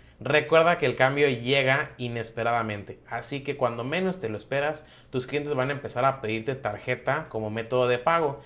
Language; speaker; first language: Spanish; native; Spanish